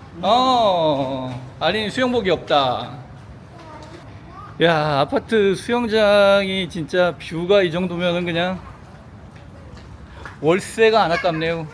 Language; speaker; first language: Korean; native; Korean